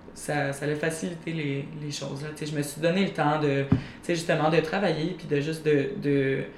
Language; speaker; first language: French; native; French